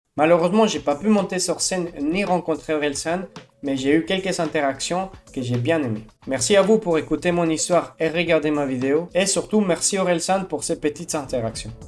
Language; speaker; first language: French; non-native, fluent; Spanish